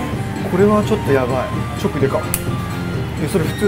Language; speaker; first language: Japanese; native; Japanese